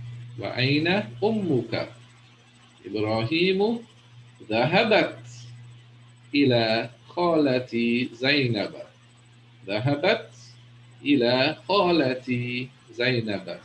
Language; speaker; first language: Arabic; non-native, fluent; English